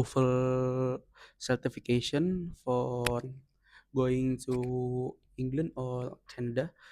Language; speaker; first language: English; non-native, learner; Indonesian